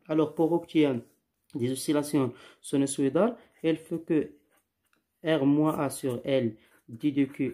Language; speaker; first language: French; non-native, local second language; Arabic